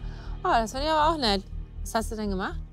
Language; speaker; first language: German; native; German